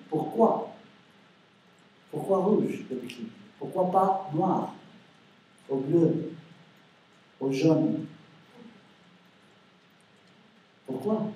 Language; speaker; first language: French; non-native, learner; Spanish